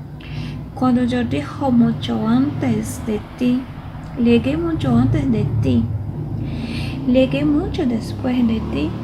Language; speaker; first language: Spanish; non-native, fluent; Portuguese